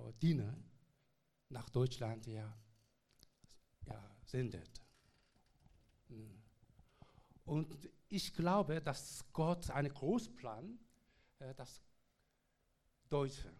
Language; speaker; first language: German; non-native, learner; Korean